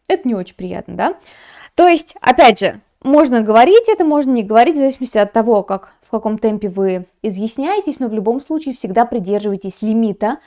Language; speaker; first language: Russian; native; Russian